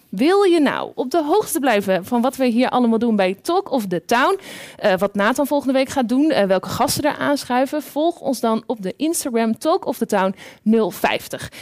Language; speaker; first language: Dutch; native; Dutch